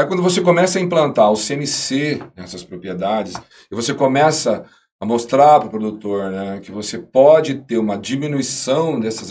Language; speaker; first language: Portuguese; native; Portuguese